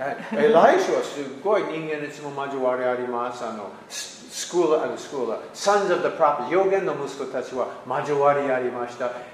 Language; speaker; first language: Japanese; non-native, learner; English